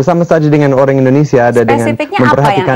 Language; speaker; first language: Indonesian; non-native, fluent; English